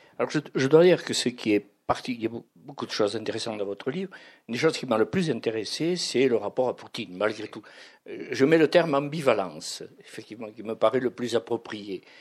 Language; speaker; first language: French; native; French